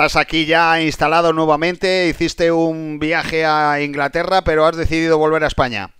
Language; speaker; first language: Spanish; native; Spanish